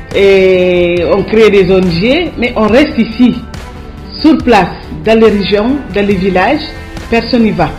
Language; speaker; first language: French; non-native, fluent; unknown